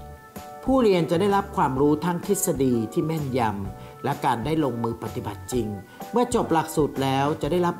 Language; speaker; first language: Thai; native; Thai